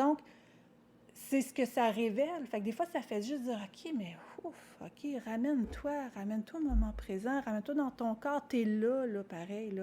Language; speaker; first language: French; native; French